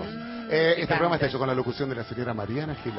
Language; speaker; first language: Spanish; native; Spanish